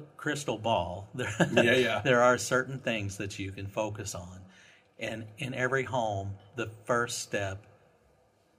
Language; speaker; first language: English; native; English